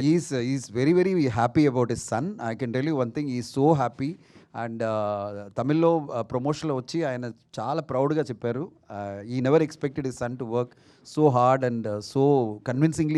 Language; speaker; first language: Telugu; non-native, fluent; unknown